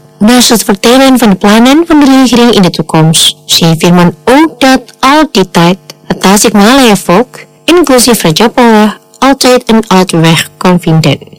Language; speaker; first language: Dutch; non-native, fluent; Indonesian